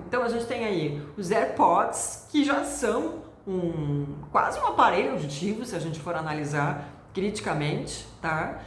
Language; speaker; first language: Portuguese; native; Portuguese